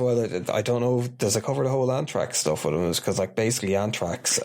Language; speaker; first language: English; native; English